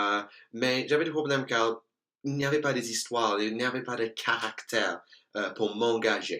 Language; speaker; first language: French; non-native, learner; English